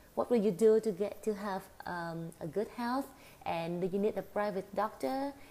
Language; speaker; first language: English; non-native, fluent; Vietnamese